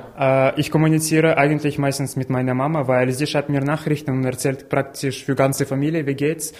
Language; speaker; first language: German; non-native, fluent; Ukrainian